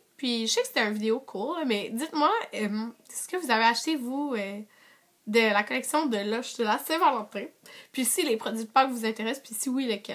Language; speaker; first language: French; native; French